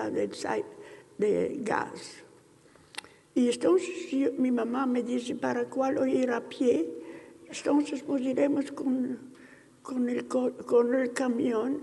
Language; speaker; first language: Spanish; early bilingual, heritage; Ladino